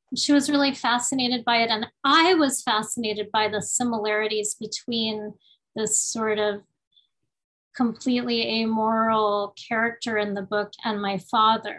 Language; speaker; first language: English; early bilingual, other home language; Spanish